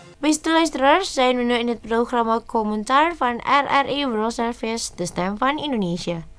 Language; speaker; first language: Dutch; non-native, learner; Indonesian